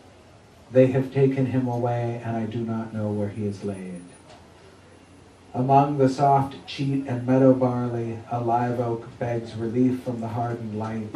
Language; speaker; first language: English; native; English